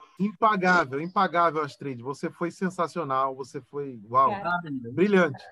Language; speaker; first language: Portuguese; native; Portuguese